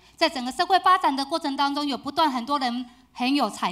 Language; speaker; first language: Chinese; native; Chinese